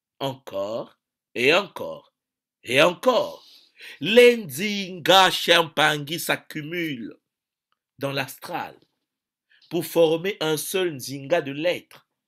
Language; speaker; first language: French; non-native, local second language; Kongo